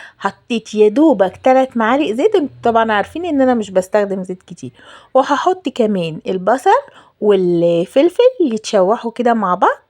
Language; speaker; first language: Arabic; native; Arabic